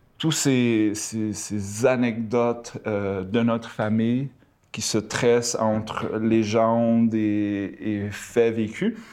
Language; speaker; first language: French; early bilingual, other home language; Spanish